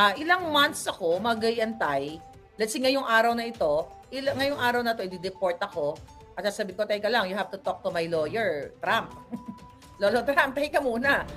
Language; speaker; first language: Filipino; native; Filipino